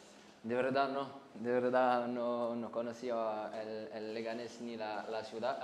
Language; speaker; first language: Spanish; non-native, learner; French